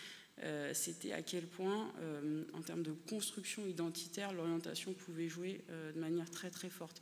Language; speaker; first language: French; native; French